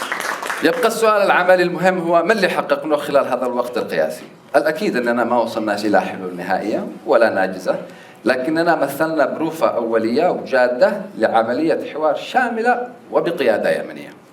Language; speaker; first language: Arabic; native; Arabic